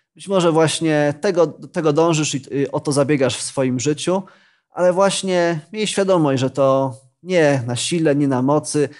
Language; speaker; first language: Polish; native; Polish